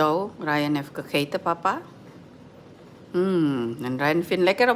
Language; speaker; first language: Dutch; non-native, learner; Indonesian